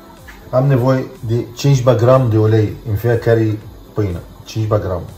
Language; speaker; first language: Romanian; non-native, learner; Arabic